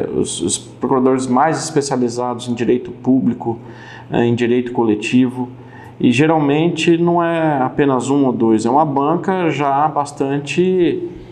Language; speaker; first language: Portuguese; native; Portuguese